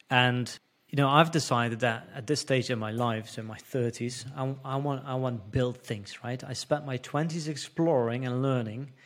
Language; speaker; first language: English; non-native, fluent; Dutch